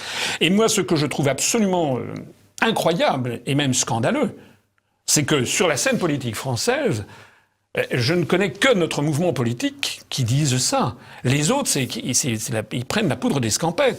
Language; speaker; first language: French; native; French